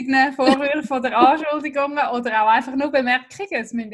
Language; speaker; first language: German; native; German